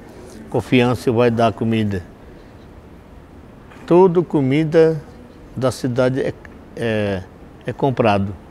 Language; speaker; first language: Portuguese; non-native, local second language; Yanomámi